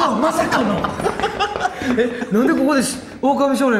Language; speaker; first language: Japanese; native; Japanese